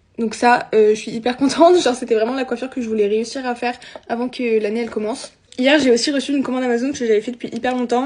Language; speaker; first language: French; native; French